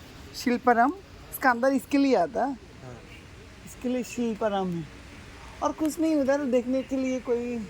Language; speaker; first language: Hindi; non-native, learner; Bangla